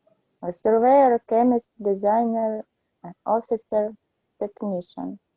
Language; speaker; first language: English; non-native, learner; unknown